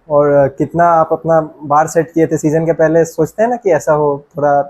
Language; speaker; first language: Hindi; non-native, local second language; Bangla